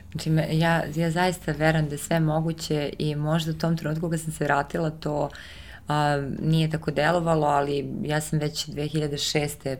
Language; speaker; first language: Serbian; early bilingual, heritage; Serbian